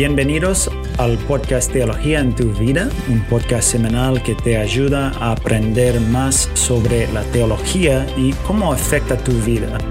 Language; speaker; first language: Spanish; non-native, fluent; English